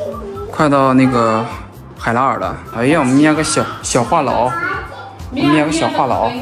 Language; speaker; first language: Chinese; native; Chinese